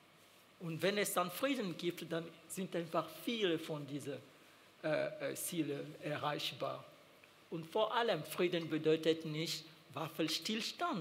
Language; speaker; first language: German; non-native, fluent; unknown